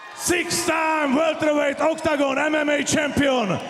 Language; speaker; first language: English; non-native, fluent; Czech